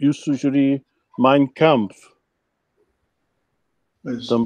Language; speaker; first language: Portuguese; non-native, fluent; English